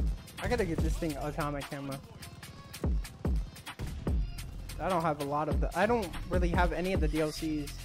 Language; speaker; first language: English; native; English